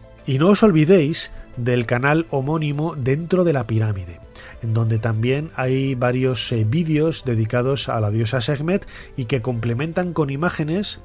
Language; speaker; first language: Spanish; native; Spanish